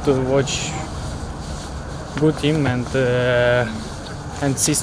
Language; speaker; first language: English; non-native, learner; Ukrainian